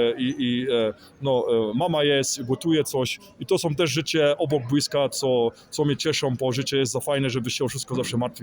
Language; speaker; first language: Polish; early bilingual, heritage; Polish